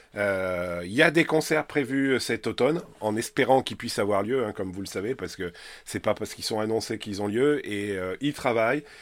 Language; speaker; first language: French; native; French